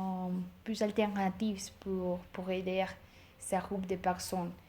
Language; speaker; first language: French; non-native, learner; Spanish